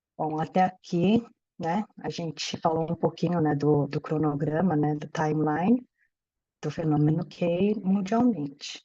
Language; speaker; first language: Portuguese; early bilingual, other home language; Korean